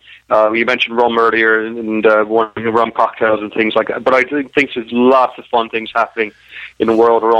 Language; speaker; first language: English; native; English